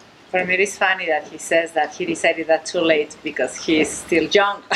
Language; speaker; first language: English; non-native, fluent; Spanish